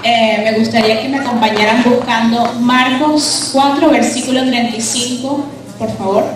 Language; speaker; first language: Spanish; native; Spanish